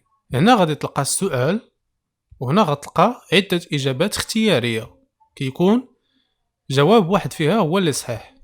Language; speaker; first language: Arabic; native; Arabic